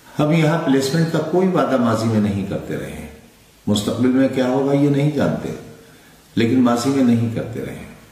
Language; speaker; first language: Urdu; native; Urdu